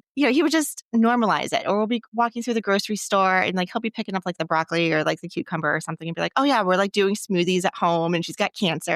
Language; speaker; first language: English; native; English